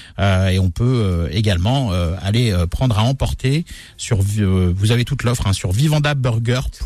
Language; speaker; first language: French; native; French